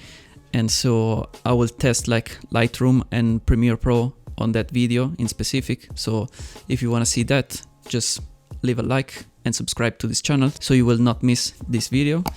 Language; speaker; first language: English; non-native, fluent; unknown